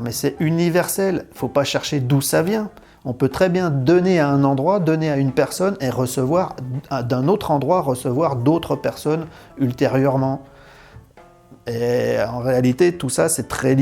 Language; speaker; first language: French; native; French